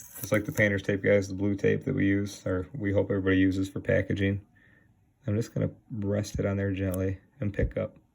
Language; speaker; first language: English; native; English